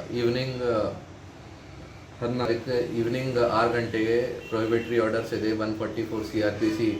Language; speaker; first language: Kannada; non-native, fluent; Hindi